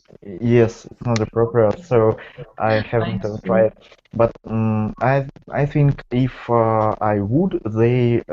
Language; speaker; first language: English; non-native, fluent; Russian